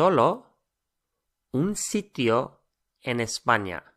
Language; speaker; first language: Spanish; non-native, fluent; English